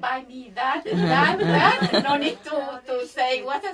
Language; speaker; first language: English; non-native, learner; Vietnamese